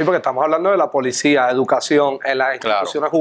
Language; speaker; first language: Spanish; native; Spanish